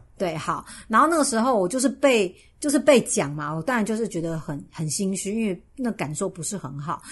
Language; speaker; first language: Chinese; native; Chinese